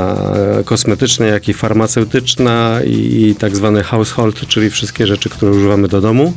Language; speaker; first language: Polish; native; Polish